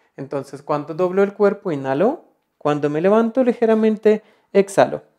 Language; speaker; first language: Spanish; non-native, fluent; Russian